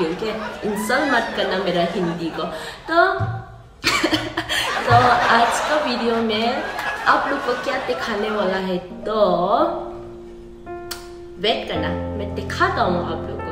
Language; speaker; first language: Hindi; non-native, local second language; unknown